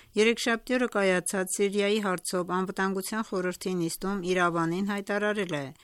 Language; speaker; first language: Armenian; native; Armenian